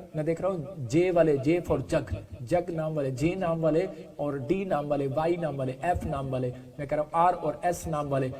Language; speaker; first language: Hindi; non-native, local second language; Punjabi